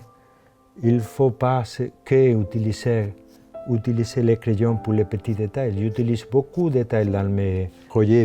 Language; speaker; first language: French; non-native, fluent; Spanish